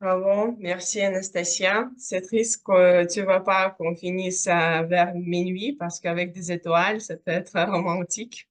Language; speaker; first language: French; non-native, fluent; Russian